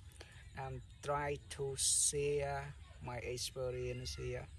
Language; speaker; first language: English; non-native, learner; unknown